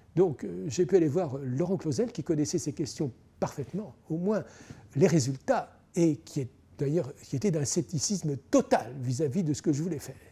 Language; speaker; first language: French; native; French